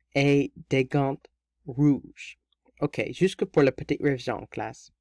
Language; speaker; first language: French; non-native, learner; English